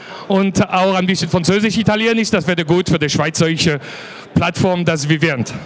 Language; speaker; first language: German; non-native, learner; French